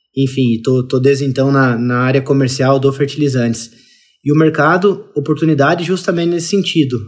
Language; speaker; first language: Portuguese; native; Portuguese